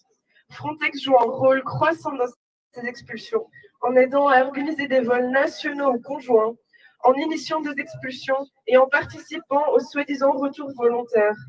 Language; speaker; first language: French; native; French